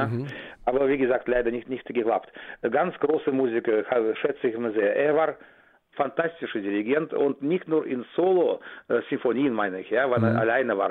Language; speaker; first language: German; non-native, fluent; Russian